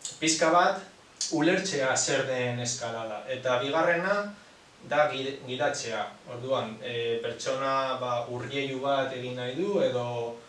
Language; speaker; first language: Basque; non-native, local second language; Spanish